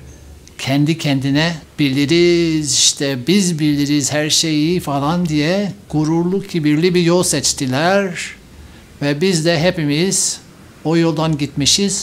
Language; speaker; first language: Turkish; non-native, fluent; English